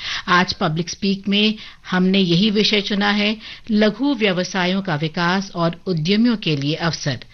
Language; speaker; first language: Hindi; native; Hindi